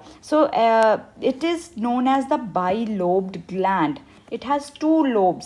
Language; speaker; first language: English; non-native, local second language; Hindi